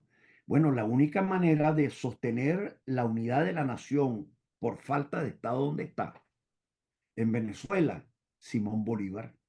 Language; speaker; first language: Spanish; native; Spanish